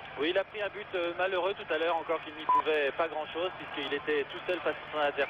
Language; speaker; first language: French; native; French